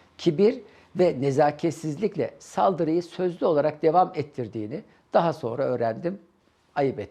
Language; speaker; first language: Turkish; native; Turkish